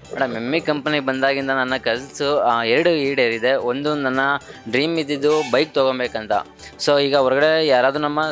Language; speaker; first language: Kannada; native; Kannada